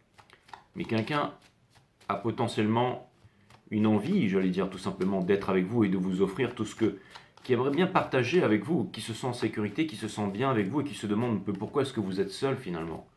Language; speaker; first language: French; native; French